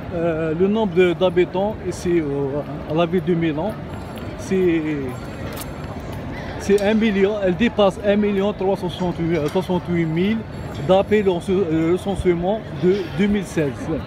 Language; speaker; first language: French; non-native, local second language; Arabic